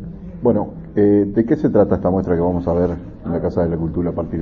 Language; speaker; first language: Spanish; native; Spanish